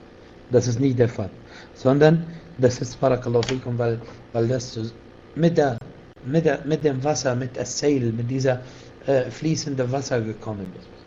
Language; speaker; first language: German; non-native, fluent; Arabic